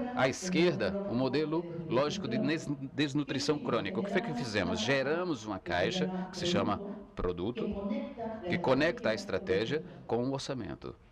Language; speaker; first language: Portuguese; non-native, fluent; Spanish